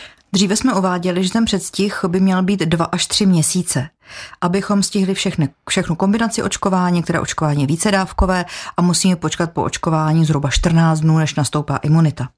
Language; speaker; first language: Czech; native; Czech